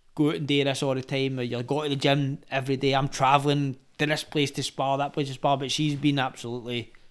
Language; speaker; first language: English; native; English